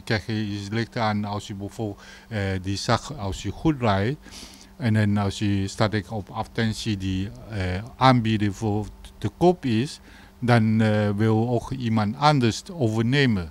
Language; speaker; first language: Dutch; non-native, learner; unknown